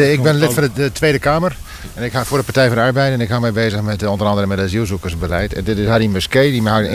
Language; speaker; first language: Dutch; native; Dutch